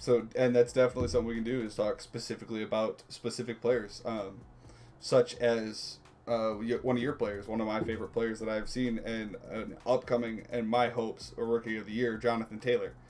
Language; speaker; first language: English; native; English